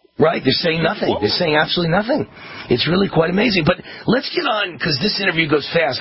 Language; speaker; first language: English; native; English